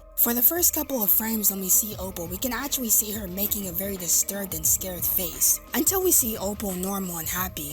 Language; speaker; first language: English; native; English